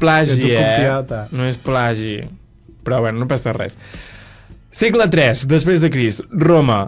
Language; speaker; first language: Catalan; native; Catalan